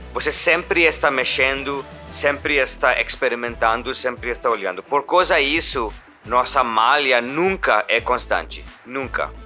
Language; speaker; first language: Portuguese; non-native, learner; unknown